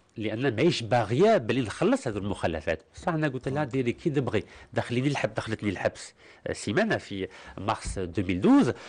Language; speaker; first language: Arabic; early bilingual, heritage; Arabic